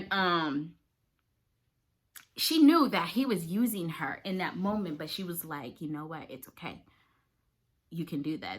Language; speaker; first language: English; native; English